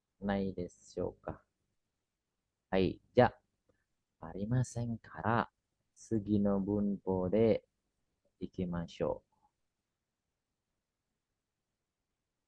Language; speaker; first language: Japanese; non-native, fluent; Indonesian